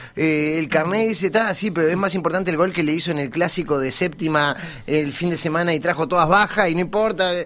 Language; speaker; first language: Spanish; native; Spanish